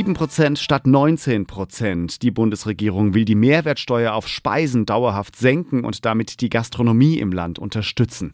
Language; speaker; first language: German; native; German